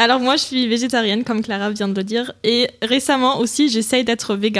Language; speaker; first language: French; non-native, fluent; German